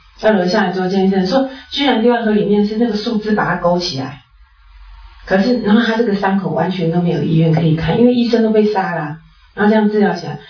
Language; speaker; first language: Chinese; native; Chinese